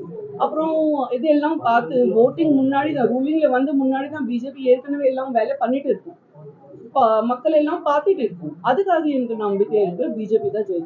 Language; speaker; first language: Tamil; non-native, learner; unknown